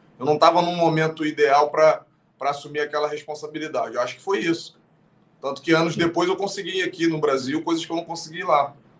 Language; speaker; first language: Portuguese; native; Portuguese